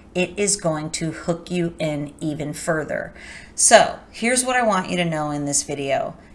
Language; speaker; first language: English; native; English